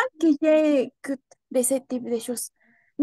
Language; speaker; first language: French; non-native, learner; Spanish